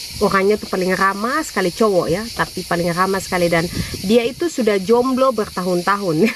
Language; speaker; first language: Indonesian; native; Indonesian